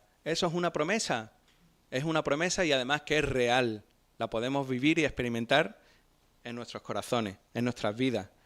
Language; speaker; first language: Spanish; native; Spanish